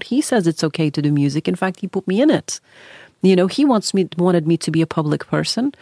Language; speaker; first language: English; early bilingual, other home language; Norwegian